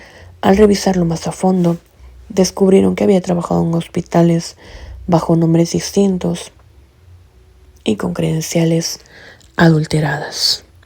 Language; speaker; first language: Spanish; native; Spanish